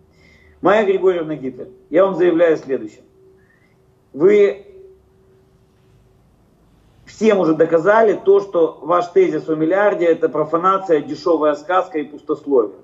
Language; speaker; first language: Russian; native; Russian